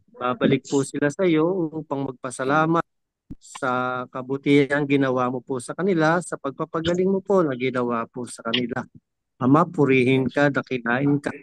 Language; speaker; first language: Filipino; native; Filipino